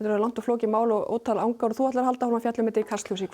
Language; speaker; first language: Icelandic; native; Icelandic